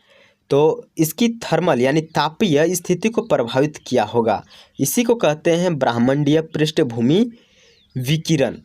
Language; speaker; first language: Hindi; native; Hindi